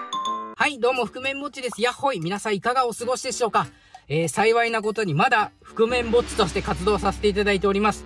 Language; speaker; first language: Japanese; native; Japanese